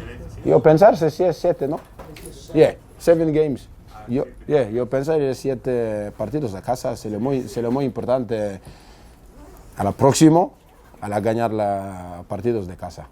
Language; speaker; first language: Spanish; non-native, learner; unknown